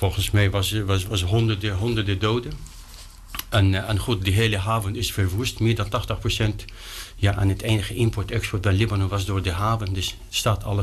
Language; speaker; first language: Dutch; non-native, fluent; Arabic